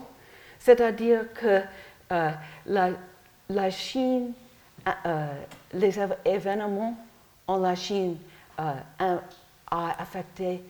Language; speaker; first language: French; non-native, learner; English